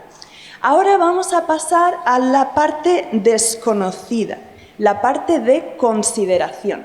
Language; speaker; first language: Spanish; native; Spanish